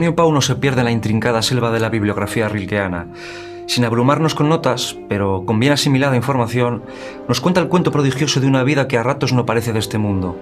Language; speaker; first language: Spanish; native; Spanish